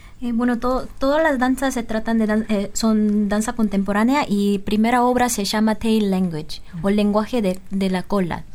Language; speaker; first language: Spanish; non-native, fluent; Korean